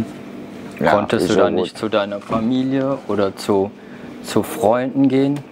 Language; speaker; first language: German; native; German